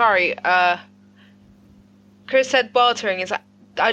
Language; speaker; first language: English; non-native, fluent; Greek